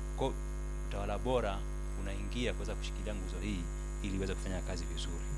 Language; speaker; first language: Swahili; native; Swahili